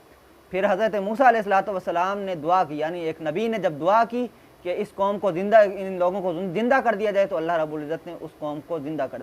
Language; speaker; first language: Urdu; native; Urdu